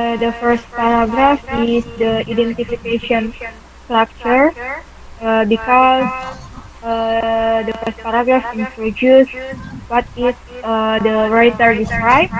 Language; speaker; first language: English; non-native, learner; Indonesian